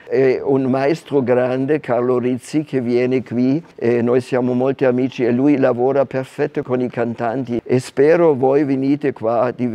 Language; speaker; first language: Italian; non-native, fluent; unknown